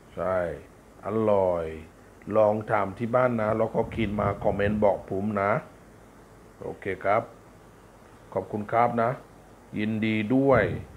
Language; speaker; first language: Thai; non-native, fluent; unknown